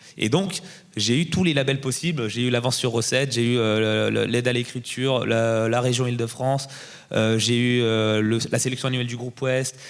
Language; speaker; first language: French; early bilingual, other home language; Tamil